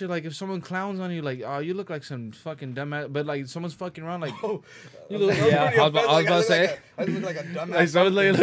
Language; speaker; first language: English; early bilingual, other home language; Spanish